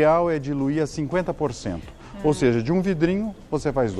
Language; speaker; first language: Portuguese; native; Portuguese